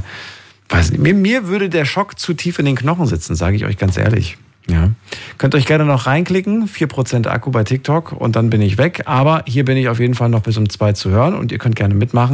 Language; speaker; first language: German; native; German